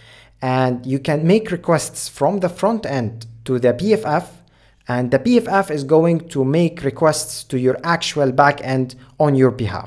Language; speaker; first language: English; non-native, fluent; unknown